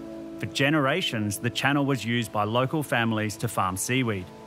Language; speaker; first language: English; native; English